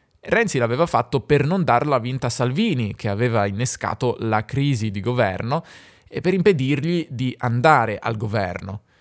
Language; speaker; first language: Italian; native; Italian